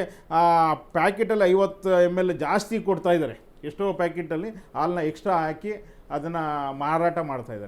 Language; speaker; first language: Kannada; native; Kannada